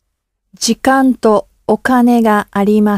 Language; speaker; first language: Japanese; non-native, learner; English